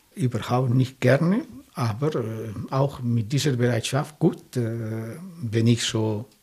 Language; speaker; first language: German; non-native, fluent; French